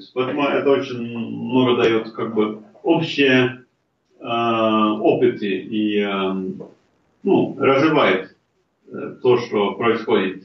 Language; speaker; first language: Russian; non-native, fluent; Norwegian